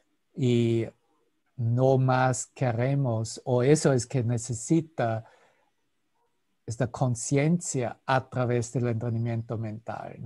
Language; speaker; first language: Spanish; non-native, fluent; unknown